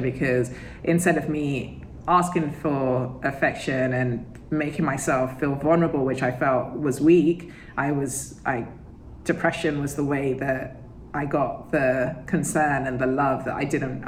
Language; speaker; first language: English; native; English